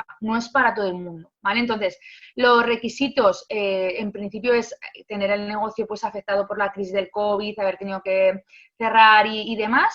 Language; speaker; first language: Spanish; native; Spanish